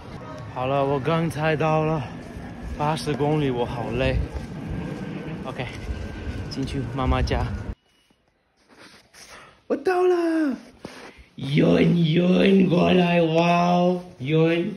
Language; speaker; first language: Chinese; non-native, learner; English